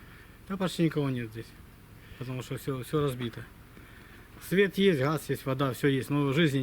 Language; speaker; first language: Russian; native; Russian